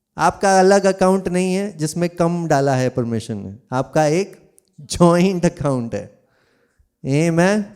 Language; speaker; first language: Hindi; non-native, local second language; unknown